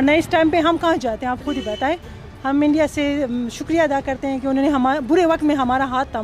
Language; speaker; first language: Hindi; non-native, fluent; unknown